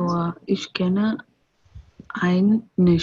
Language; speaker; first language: German; non-native, learner; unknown